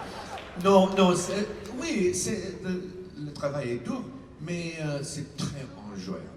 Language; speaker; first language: French; non-native, learner; English